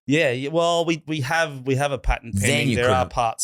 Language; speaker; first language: English; native; English